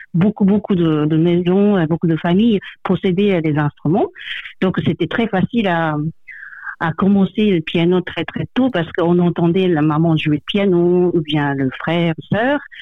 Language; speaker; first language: French; non-native, fluent; Japanese